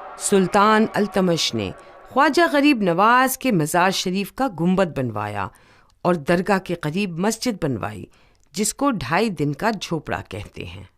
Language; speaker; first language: Urdu; native; Urdu